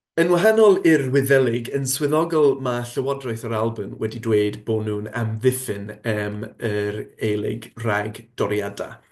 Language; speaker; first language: Welsh; non-native, fluent; English